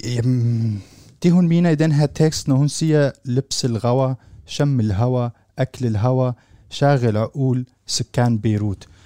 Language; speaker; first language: Danish; non-native, fluent; Arabic